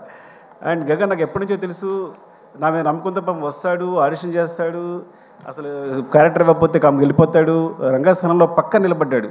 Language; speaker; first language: Telugu; native; Telugu